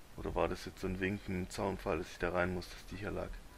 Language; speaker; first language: German; native; German